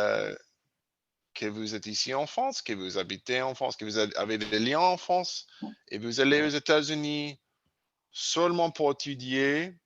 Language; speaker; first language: French; non-native, learner; English